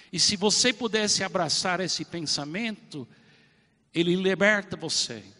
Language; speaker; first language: Portuguese; non-native, fluent; English